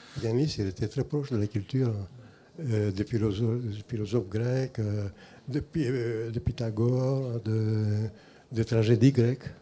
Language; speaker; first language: French; non-native, fluent; Greek